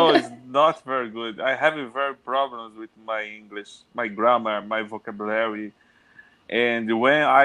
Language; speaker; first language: English; non-native, learner; Portuguese